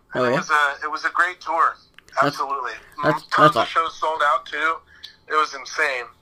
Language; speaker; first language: English; native; English